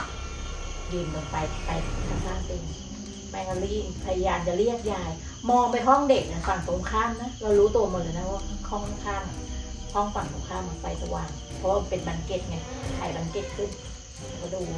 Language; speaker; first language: Thai; native; Thai